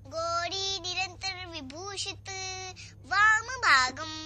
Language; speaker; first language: Hindi; native; Hindi